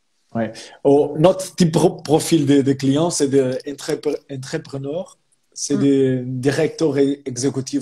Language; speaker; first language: French; non-native, fluent; Portuguese